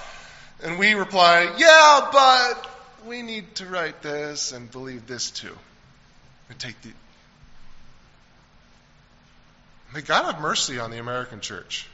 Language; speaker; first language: English; native; English